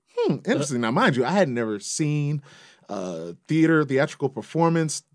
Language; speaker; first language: English; native; English